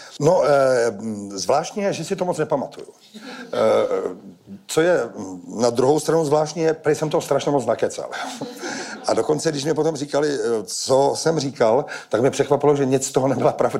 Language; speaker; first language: Czech; native; Czech